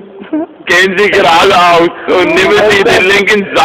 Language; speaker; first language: German; non-native, learner; English